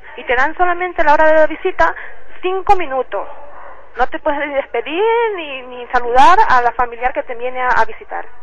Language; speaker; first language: Spanish; native; Spanish